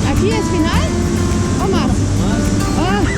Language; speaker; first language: Spanish; non-native, learner; Dutch